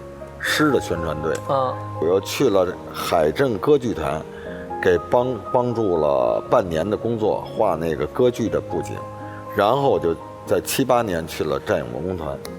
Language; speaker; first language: Chinese; native; Chinese